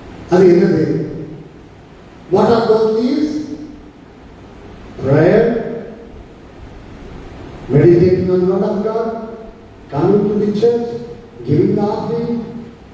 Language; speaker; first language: English; non-native, local second language; Tamil